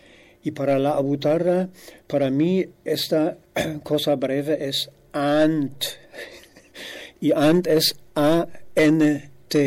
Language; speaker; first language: Spanish; non-native, fluent; German